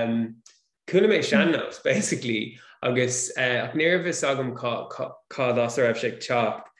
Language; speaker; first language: Irish; non-native, local second language; English